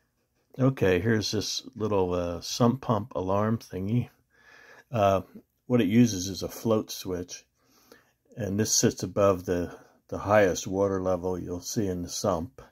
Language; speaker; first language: English; native; English